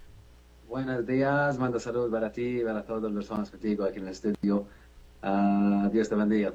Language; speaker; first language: Spanish; non-native, learner; Arabic